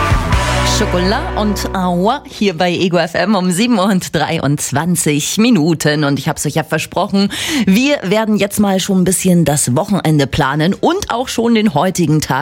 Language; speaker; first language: German; native; German